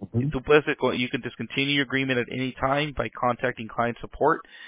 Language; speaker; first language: English; early bilingual, other home language; Spanish